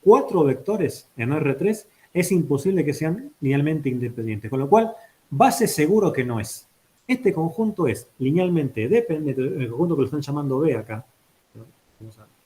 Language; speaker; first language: Spanish; native; Spanish